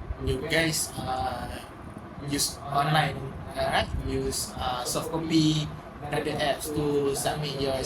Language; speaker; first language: English; non-native, learner; Malay